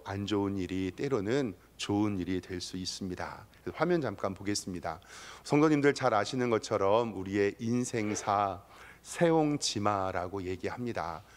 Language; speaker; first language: Korean; native; Korean